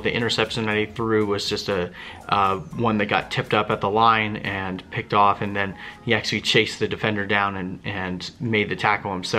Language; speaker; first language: English; native; English